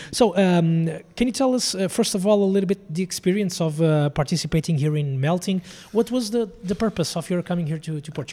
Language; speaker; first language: English; non-native, fluent; Portuguese